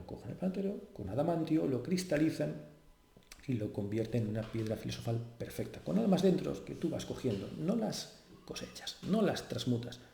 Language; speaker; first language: Spanish; native; Spanish